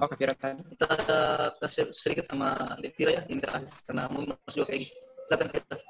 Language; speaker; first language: Indonesian; native; Indonesian